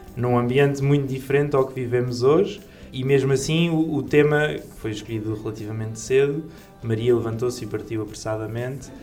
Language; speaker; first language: Portuguese; native; Portuguese